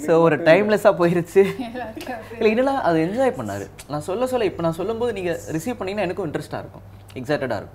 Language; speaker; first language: Tamil; native; Tamil